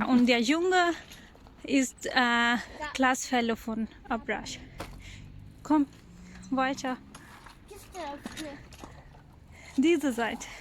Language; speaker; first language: German; non-native, learner; Urdu